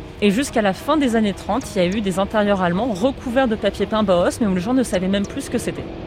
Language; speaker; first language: French; native; French